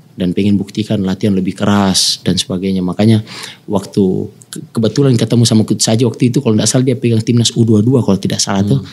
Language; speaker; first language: Indonesian; native; Indonesian